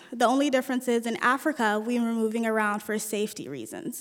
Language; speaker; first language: English; early bilingual, other home language; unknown